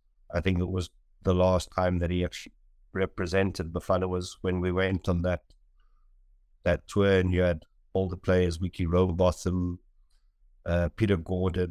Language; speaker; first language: English; native; English